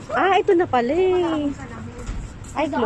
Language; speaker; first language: Filipino; native; Filipino